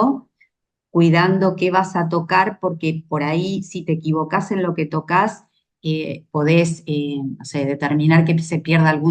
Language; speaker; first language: Spanish; native; Spanish